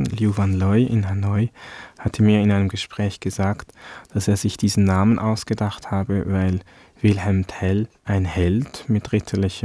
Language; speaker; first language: German; early bilingual, other home language; Vietnamese